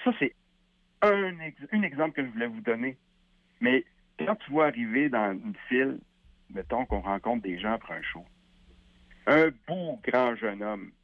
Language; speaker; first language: French; native; French